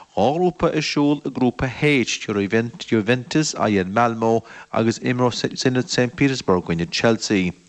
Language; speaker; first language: Irish; native; Irish